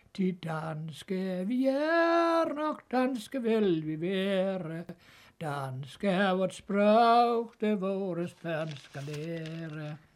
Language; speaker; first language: Danish; native; Danish